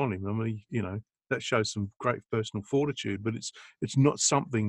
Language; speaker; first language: English; native; English